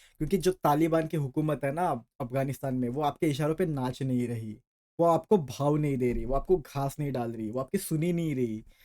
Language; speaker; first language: Hindi; native; Hindi